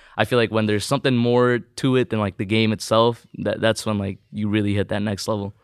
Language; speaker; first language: English; early bilingual, other home language; Filipino